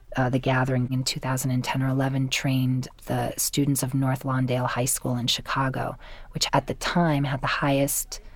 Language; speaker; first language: English; native; English